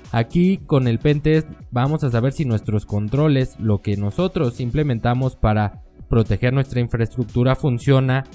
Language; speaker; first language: Spanish; native; Spanish